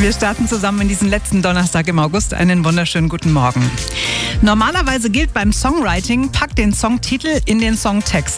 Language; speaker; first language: German; native; German